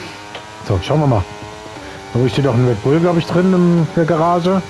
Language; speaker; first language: German; native; German